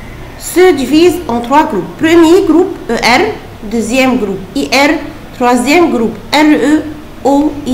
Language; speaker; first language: French; non-native, fluent; Arabic